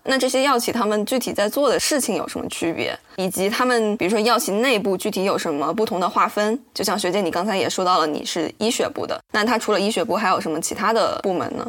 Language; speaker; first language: Chinese; native; Chinese